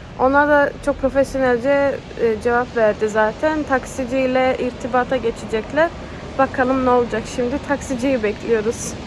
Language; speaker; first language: Turkish; early bilingual, heritage; Turkish